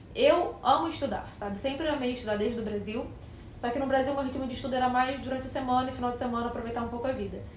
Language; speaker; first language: Portuguese; native; Portuguese